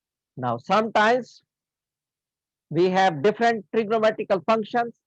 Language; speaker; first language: English; non-native, local second language; Hindi